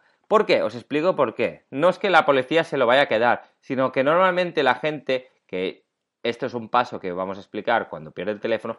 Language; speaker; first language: Spanish; native; Spanish